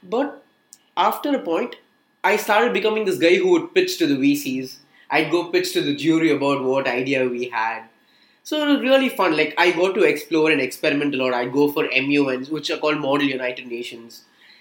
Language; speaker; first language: English; non-native, local second language; Tamil